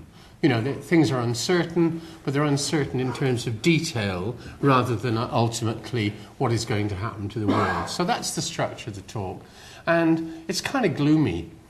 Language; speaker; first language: English; native; English